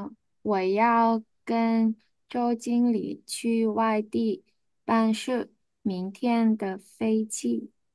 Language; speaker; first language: Chinese; non-native, learner; Vietnamese